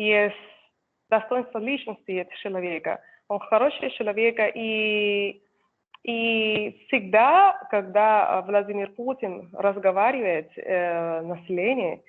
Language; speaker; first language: Russian; non-native, fluent; Spanish